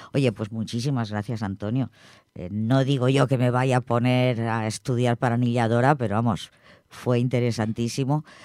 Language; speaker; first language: Spanish; non-native, local second language; Catalan